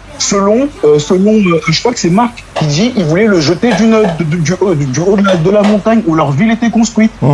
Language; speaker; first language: French; non-native, local second language; Wolof